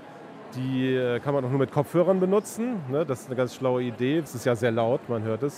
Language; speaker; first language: German; native; German